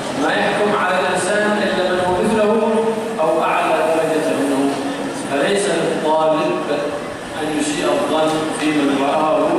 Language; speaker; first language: Arabic; native; Arabic